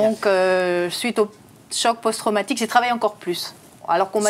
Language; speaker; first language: French; native; French